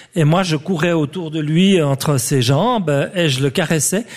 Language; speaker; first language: French; native; French